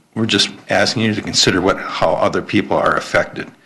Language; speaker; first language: English; native; English